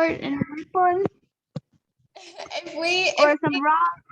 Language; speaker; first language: English; non-native, learner; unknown